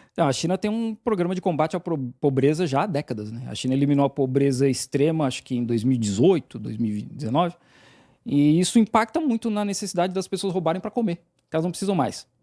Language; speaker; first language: Portuguese; native; Portuguese